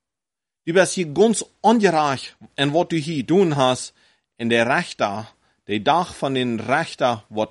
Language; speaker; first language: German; non-native, learner; Plautdietsch